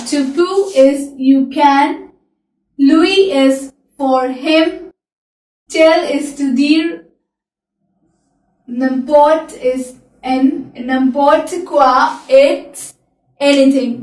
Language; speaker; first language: English; non-native, local second language; Hindi